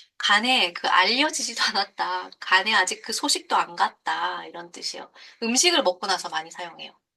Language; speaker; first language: Korean; native; Korean